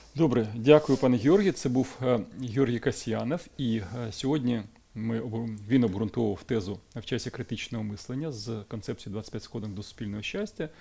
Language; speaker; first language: Ukrainian; non-native, local second language; Russian